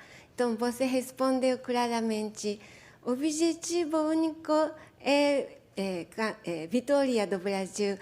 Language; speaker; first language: Portuguese; non-native, learner; Japanese